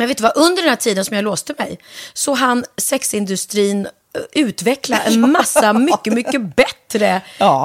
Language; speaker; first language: Swedish; native; Swedish